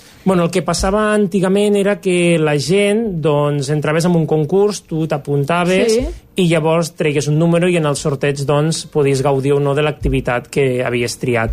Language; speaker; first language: Catalan; native; Catalan